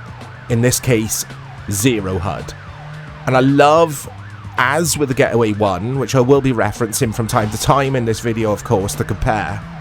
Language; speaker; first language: English; native; English